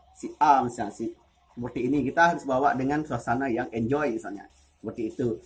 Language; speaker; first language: Indonesian; non-native, local second language; Achinese